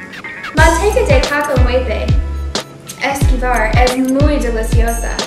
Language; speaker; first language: Spanish; non-native, learner; English